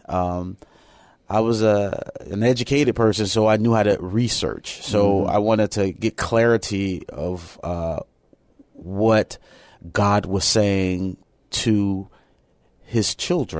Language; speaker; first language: English; native; English